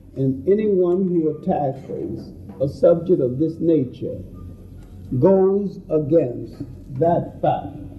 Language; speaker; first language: English; native; English